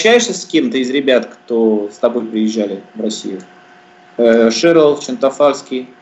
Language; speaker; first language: Russian; native; Russian